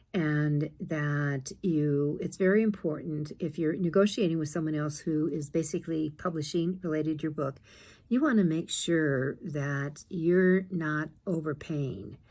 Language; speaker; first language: English; native; English